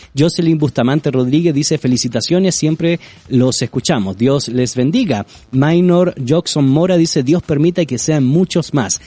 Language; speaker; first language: Spanish; native; Spanish